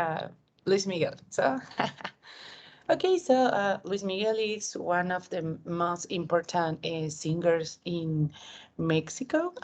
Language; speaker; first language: English; non-native, learner; Spanish